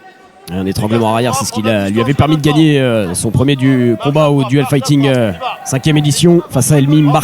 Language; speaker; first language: French; native; French